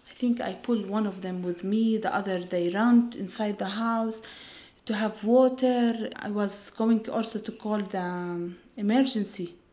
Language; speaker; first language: English; non-native, fluent; Arabic